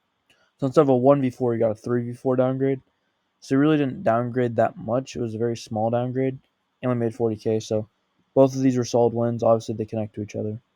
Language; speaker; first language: English; native; English